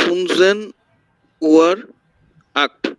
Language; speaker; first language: German; non-native, learner; Bangla